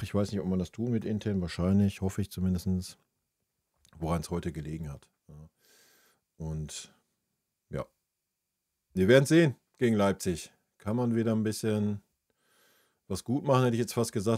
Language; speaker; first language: German; native; German